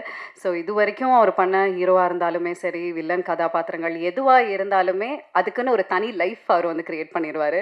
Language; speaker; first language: Tamil; native; Tamil